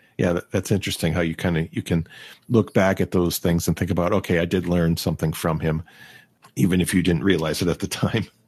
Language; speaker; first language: English; native; English